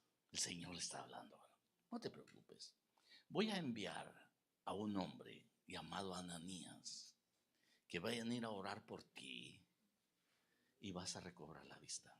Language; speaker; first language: Spanish; native; Spanish